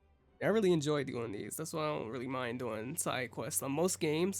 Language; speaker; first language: English; native; English